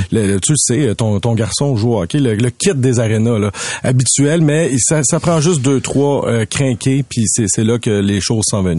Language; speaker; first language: French; native; French